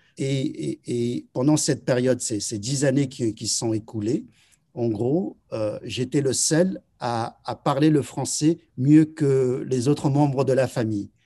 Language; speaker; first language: French; early bilingual, other home language; Chinese